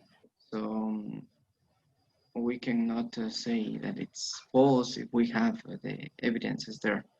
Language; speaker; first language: English; non-native, fluent; Spanish